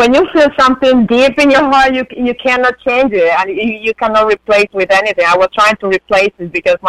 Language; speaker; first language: English; non-native, fluent; Spanish